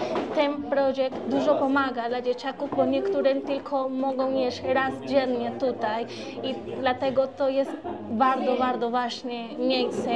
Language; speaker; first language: Polish; non-native, learner; Spanish